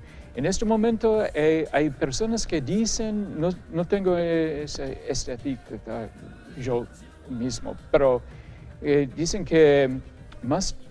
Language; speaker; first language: Spanish; non-native, fluent; English